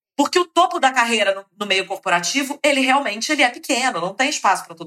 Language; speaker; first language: Portuguese; native; Portuguese